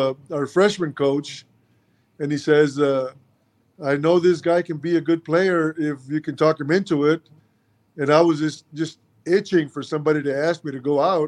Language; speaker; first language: English; early bilingual, other home language; Spanish